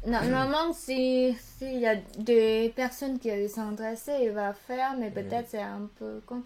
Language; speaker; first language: French; non-native, learner; Khmer